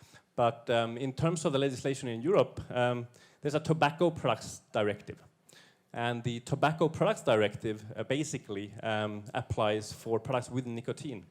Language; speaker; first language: English; non-native, fluent; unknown